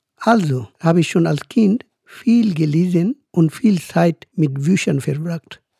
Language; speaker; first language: German; non-native, fluent; Bangla